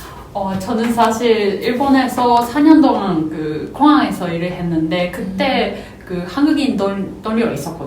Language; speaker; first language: Korean; non-native, fluent; Japanese